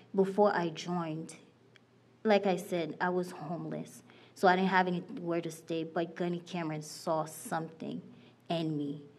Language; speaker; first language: English; non-native, fluent; Haitian Creole